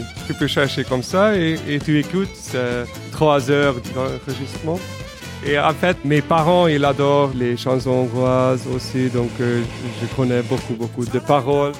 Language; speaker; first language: French; non-native, fluent; Hungarian